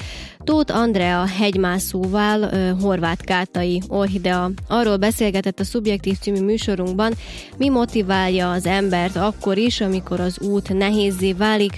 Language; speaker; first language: Hungarian; native; Hungarian